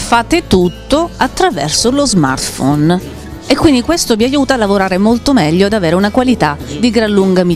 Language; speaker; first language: Italian; native; Italian